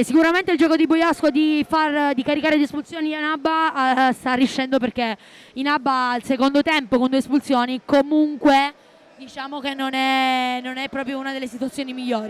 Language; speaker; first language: Italian; native; Italian